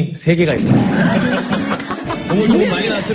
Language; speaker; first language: Korean; native; Korean